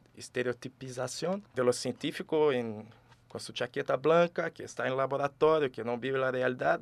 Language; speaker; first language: Spanish; non-native, fluent; Portuguese